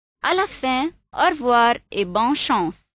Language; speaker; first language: French; non-native, fluent; Arabic